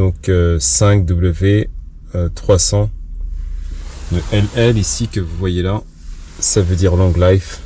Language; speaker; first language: French; native; French